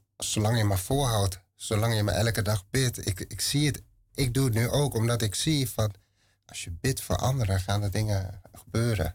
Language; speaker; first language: Dutch; native; Dutch